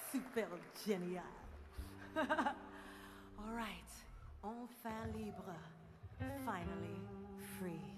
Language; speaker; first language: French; non-native, learner; English